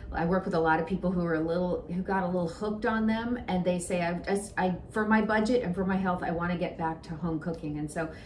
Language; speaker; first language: English; native; English